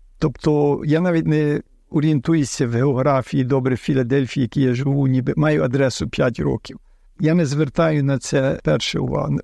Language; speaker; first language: Ukrainian; early bilingual, heritage; Ukrainian